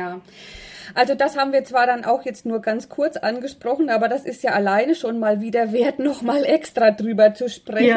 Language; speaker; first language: German; native; German